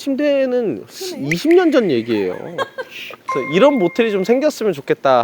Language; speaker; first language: Korean; native; Korean